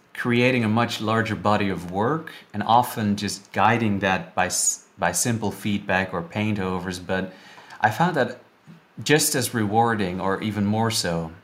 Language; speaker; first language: English; non-native, fluent; Dutch